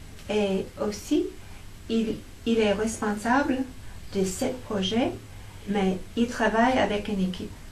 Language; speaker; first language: French; non-native, fluent; English